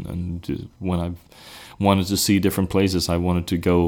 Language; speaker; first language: English; non-native, fluent; Swedish